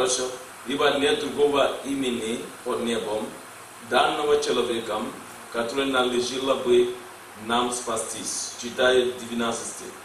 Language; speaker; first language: Russian; non-native, learner; English